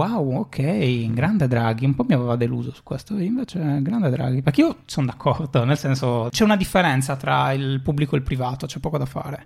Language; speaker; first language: Italian; native; Italian